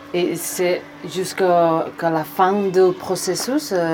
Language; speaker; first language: French; non-native, learner; Spanish